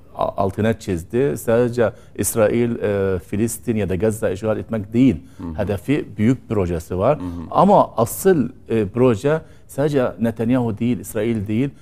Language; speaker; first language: Turkish; non-native, learner; Arabic